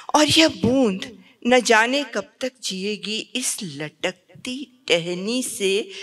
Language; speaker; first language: Hindi; native; Hindi